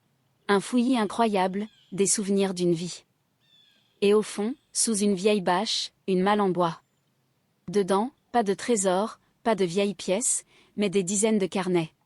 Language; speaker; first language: French; native; French